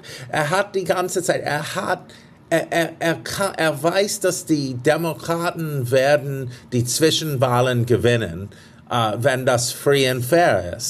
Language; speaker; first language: German; non-native, fluent; English